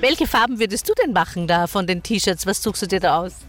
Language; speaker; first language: German; native; German